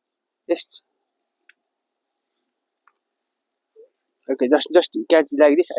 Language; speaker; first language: English; non-native, learner; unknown